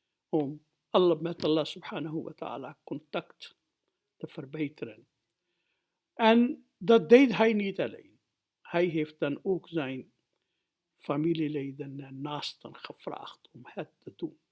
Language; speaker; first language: Dutch; non-native, fluent; Urdu